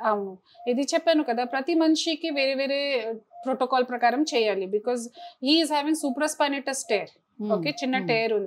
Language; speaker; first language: Telugu; non-native, fluent; Hindi